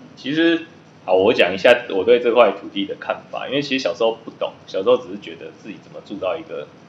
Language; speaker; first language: Chinese; native; Chinese